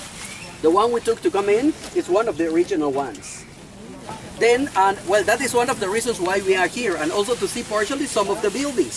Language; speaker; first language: English; non-native, fluent; Spanish